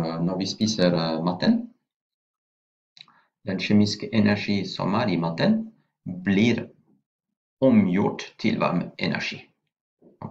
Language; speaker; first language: Norwegian; non-native, fluent; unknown